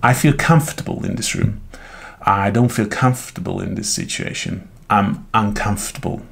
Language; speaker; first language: English; non-native, fluent; Hungarian